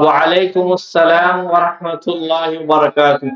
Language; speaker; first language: Arabic; non-native, fluent; Urdu